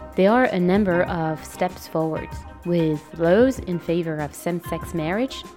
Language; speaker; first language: English; non-native, fluent; French